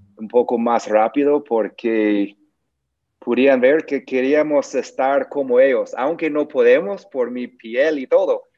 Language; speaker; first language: Spanish; non-native, learner; English